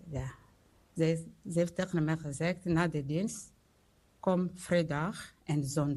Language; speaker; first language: Dutch; non-native, learner; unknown